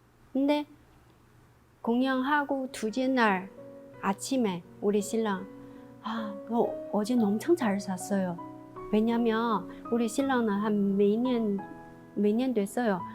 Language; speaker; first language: Korean; non-native, learner; Chinese